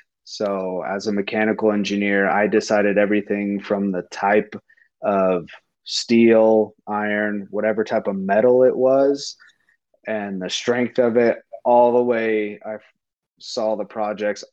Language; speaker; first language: English; native; English